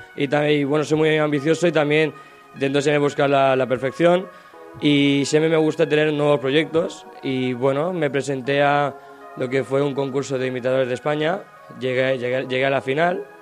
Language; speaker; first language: Spanish; native; Spanish